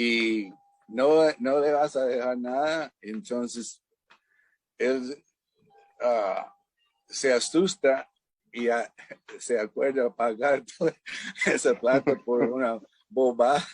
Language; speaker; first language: Spanish; non-native, fluent; English